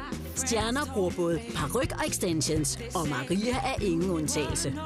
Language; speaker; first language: Danish; native; Danish